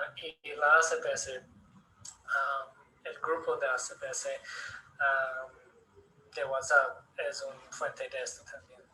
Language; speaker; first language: Spanish; non-native, learner; English